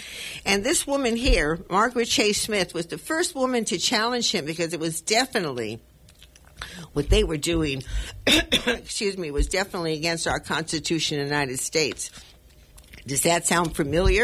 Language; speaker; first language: English; native; English